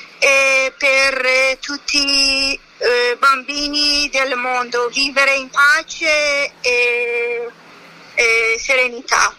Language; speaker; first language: Italian; non-native, learner; Persian